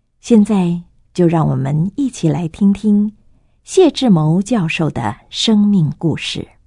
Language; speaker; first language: Chinese; native; Chinese